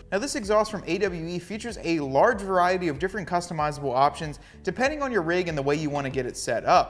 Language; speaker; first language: English; native; English